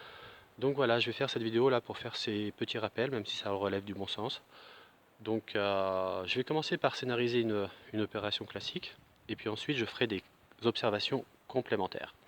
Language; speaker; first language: French; native; French